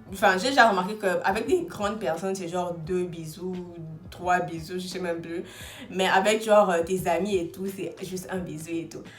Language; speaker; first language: French; non-native, local second language; Lingala